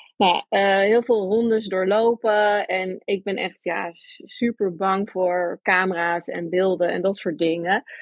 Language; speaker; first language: Dutch; early bilingual, heritage; Dutch